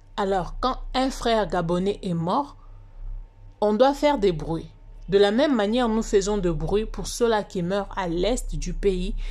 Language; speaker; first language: French; non-native, local second language; Lingala